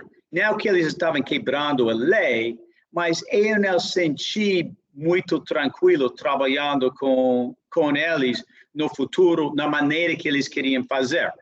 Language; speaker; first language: Portuguese; non-native, fluent; English